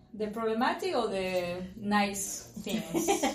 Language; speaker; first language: English; non-native, learner; Spanish